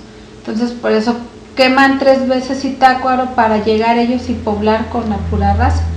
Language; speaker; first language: Spanish; native; Spanish